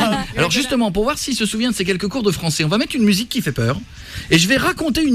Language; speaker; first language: French; native; French